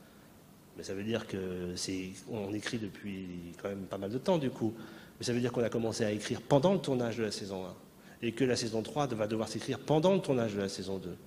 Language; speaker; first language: French; native; French